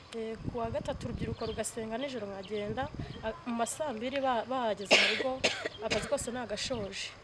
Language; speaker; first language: Kinyarwanda; native; Kinyarwanda